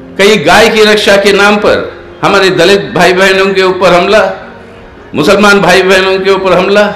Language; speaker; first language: Hindi; non-native, local second language; Telugu